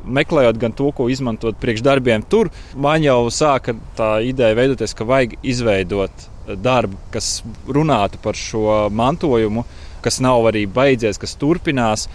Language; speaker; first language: Latvian; native; Latvian